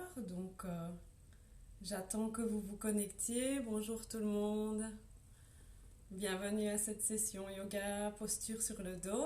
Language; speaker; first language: French; native; French